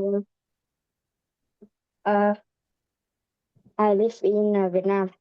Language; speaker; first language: English; non-native, learner; Vietnamese